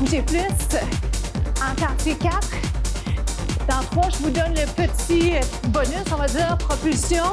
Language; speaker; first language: French; native; French